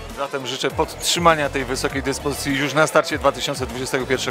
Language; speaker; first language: Polish; native; Polish